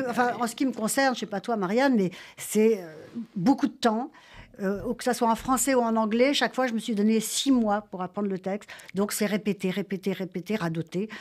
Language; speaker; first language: French; native; French